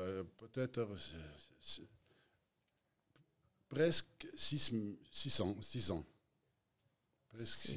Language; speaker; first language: French; non-native, learner; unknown